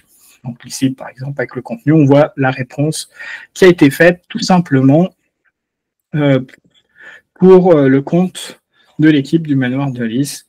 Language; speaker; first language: French; native; French